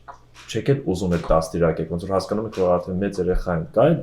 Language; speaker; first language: Armenian; early bilingual, heritage; Russian